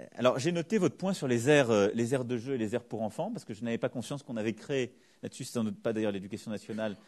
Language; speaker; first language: French; native; French